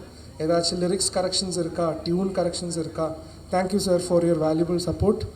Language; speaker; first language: Tamil; non-native, learner; Malayalam